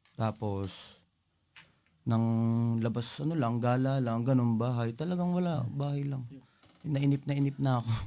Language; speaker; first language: Filipino; non-native, local second language; Pampanga